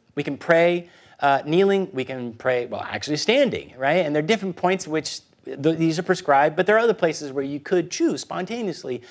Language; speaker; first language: English; early bilingual, other home language; Spanish